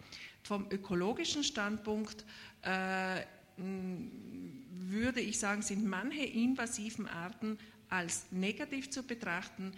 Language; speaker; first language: German; native; German